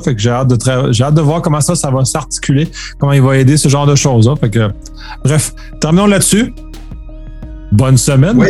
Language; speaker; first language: French; native; French